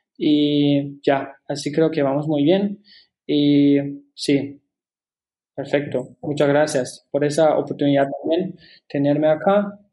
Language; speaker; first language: Spanish; non-native, fluent; German